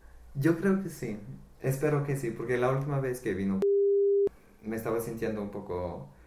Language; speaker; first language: Spanish; non-native, fluent; English